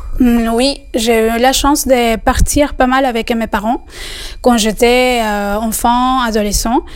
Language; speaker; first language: French; non-native, fluent; Spanish